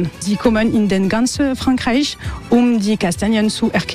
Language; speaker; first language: German; non-native, learner; French